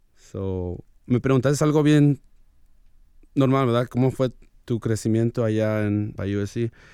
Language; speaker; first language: Spanish; early bilingual, heritage; Spanish